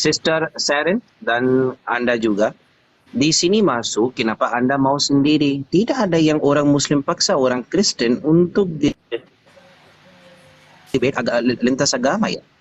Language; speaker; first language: Indonesian; non-native, learner; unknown